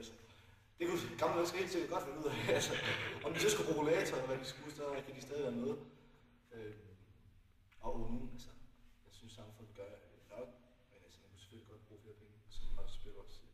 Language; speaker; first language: Danish; native; Danish